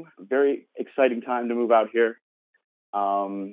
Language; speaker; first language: English; native; English